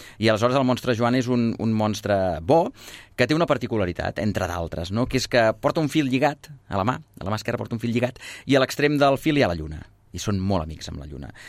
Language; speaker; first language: Catalan; native; Catalan